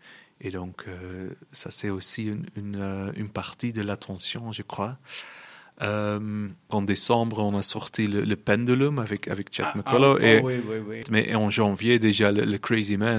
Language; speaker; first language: French; non-native, local second language; Dutch